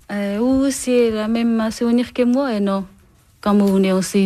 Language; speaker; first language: French; non-native, learner; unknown